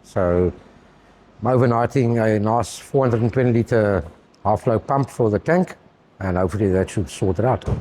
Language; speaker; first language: English; native; English